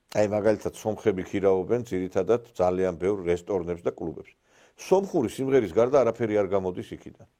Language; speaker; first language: Georgian; native; Georgian